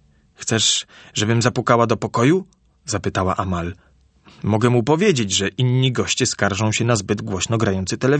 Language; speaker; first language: Polish; native; Polish